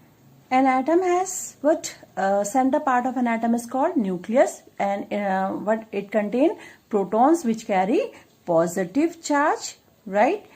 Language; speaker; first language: English; non-native, local second language; Hindi